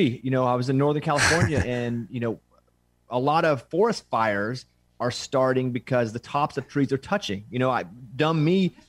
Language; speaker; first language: English; native; English